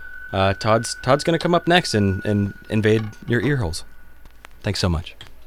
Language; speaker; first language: English; native; English